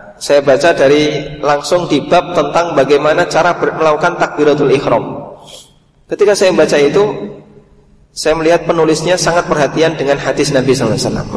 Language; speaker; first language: Indonesian; non-native, local second language; Javanese